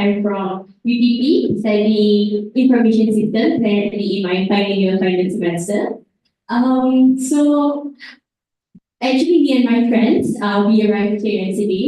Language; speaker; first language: English; non-native, fluent; Malay